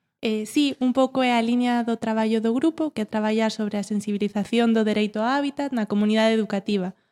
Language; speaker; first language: Galician; non-native, local second language; Spanish